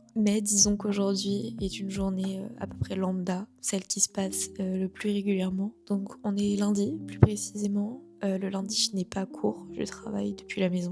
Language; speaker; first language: French; native; French